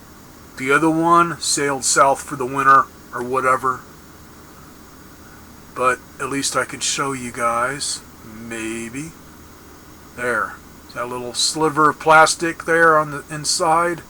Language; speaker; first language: English; native; English